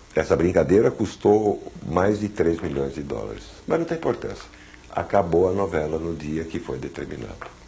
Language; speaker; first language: Portuguese; early bilingual, other home language; German